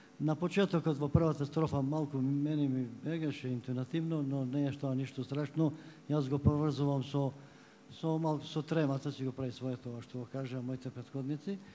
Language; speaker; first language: Macedonian; native; Macedonian